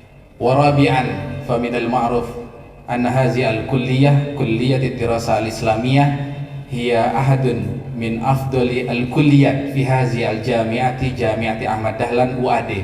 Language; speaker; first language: Arabic; non-native, fluent; Indonesian